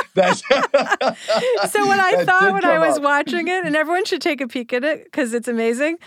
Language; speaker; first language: English; native; English